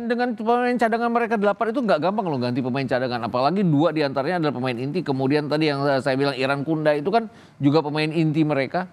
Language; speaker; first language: Indonesian; native; Indonesian